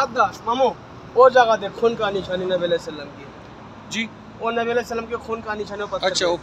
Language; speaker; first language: Urdu; non-native, local second language; Pashto